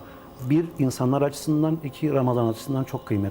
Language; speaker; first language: Turkish; native; Turkish